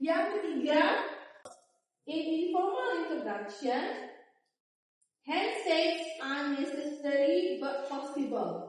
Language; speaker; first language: English; non-native, fluent; Indonesian